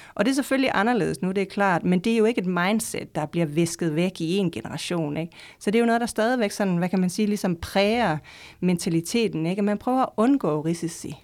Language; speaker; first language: Danish; native; Danish